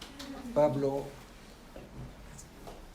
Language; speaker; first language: Spanish; non-native, fluent; French